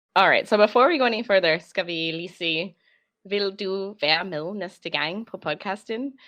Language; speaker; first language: Danish; non-native, learner; English